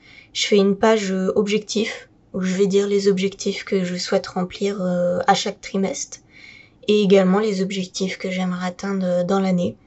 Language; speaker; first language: French; native; French